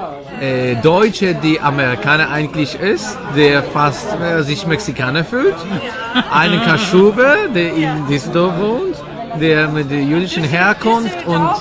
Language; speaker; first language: German; non-native, fluent; Polish